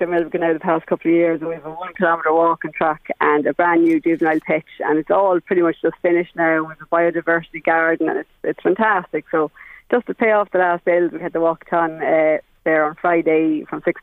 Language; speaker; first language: English; native; English